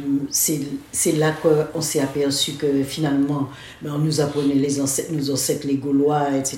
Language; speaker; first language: French; non-native, local second language; Guadeloupean Creole French